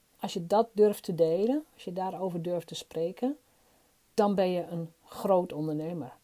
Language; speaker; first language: Dutch; native; Dutch